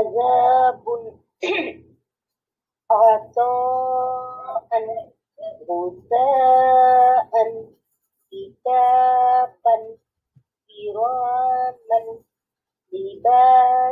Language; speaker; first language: Arabic; non-native, learner; Bangla